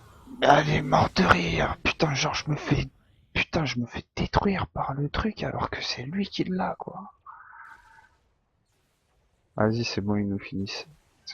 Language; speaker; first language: French; native; French